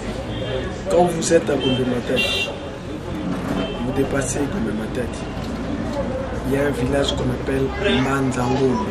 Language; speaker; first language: French; non-native, local second language; Kongo